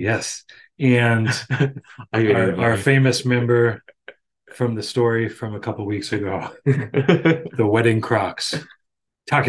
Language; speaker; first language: English; non-native, fluent; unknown